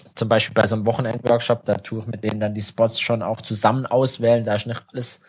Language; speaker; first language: German; native; German